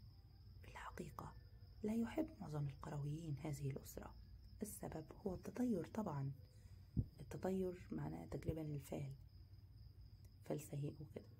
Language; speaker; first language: Arabic; native; Arabic